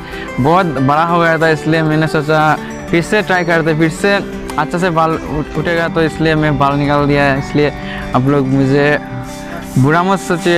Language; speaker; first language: Hindi; non-native, local second language; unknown